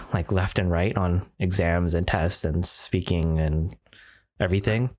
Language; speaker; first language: English; native; English